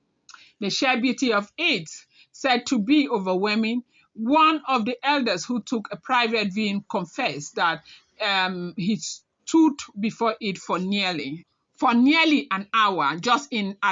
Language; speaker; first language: English; non-native, local second language; Yoruba